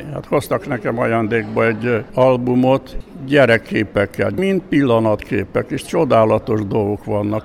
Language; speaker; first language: Hungarian; native; Hungarian